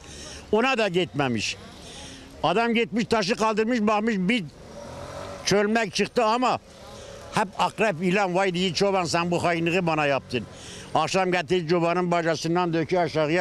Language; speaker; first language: Turkish; native; Turkish